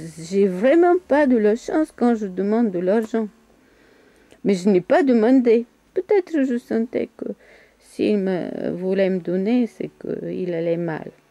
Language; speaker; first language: French; non-native, fluent; Bulgarian